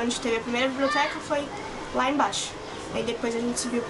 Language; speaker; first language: Portuguese; native; Portuguese